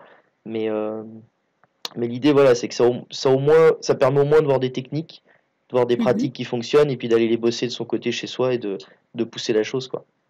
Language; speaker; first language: French; native; French